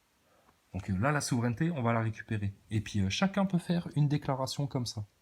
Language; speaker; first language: French; native; French